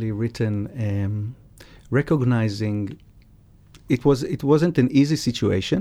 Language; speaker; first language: English; non-native, fluent; Hebrew